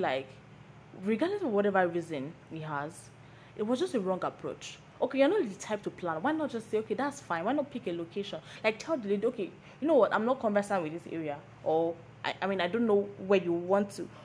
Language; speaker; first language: English; non-native, local second language; Yoruba